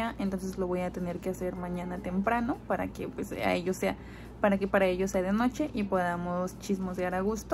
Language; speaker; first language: Spanish; native; Spanish